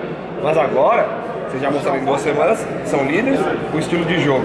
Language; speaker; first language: Portuguese; native; Portuguese